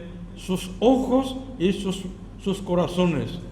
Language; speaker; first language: Spanish; non-native, learner; Korean